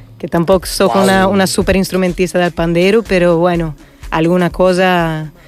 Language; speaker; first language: Catalan; non-native, fluent; Portuguese